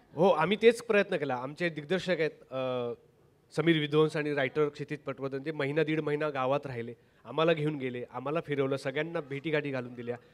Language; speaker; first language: Marathi; native; Marathi